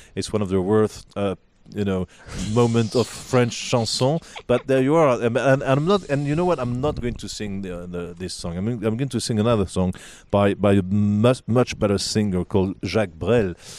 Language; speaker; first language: English; non-native, fluent; French